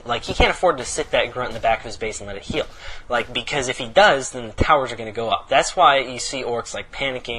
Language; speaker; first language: English; native; English